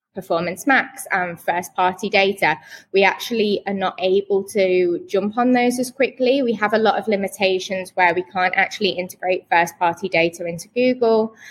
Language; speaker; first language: English; native; English